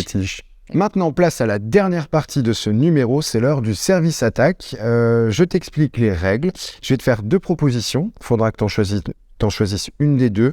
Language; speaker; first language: French; native; French